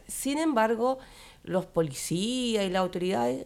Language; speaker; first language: Spanish; native; Spanish